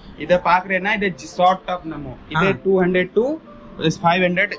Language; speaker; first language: Tamil; non-native, learner; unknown